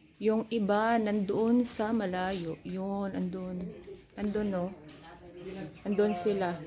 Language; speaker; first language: Filipino; non-native, local second language; Cebuano